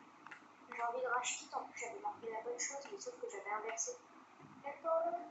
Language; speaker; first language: French; native; French